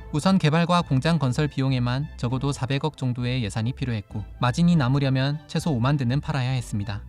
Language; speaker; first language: Korean; native; Korean